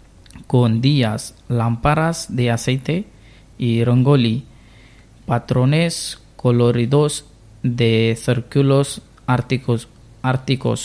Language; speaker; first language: Spanish; non-native, learner; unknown